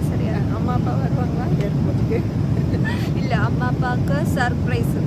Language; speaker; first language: Tamil; non-native, learner; Malayalam